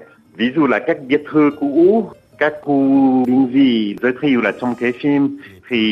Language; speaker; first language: Vietnamese; non-native, fluent; French